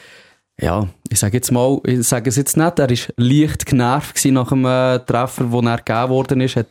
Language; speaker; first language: German; native; German